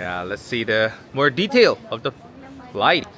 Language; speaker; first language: English; non-native, learner; Korean